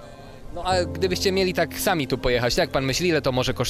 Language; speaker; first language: Polish; native; Polish